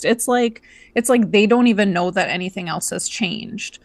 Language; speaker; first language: English; native; English